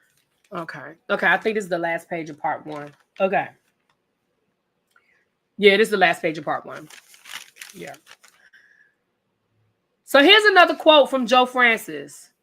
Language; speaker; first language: English; native; English